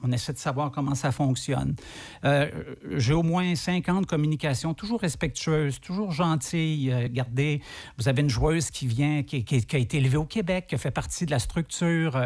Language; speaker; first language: French; native; French